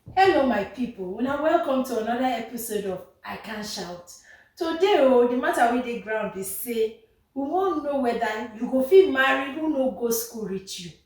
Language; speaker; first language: Nigerian Pidgin; native; Nigerian Pidgin